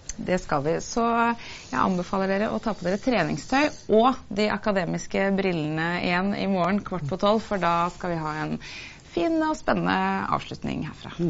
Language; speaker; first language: Norwegian; native; Norwegian